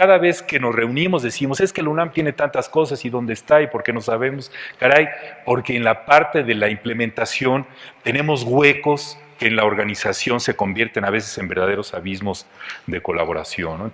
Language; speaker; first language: Spanish; native; Spanish